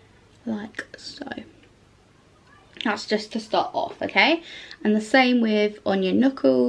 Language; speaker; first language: English; native; English